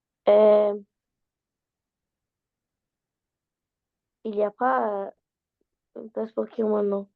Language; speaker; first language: French; non-native, learner; Arabic